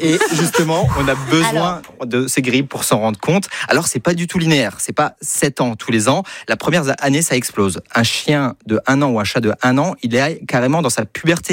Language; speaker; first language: French; native; French